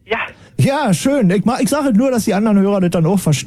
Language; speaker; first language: German; native; German